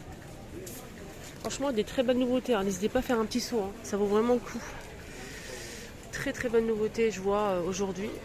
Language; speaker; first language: French; native; French